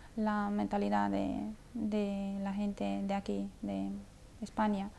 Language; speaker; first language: Spanish; non-native, fluent; Romanian